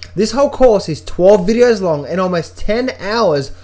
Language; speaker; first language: English; native; English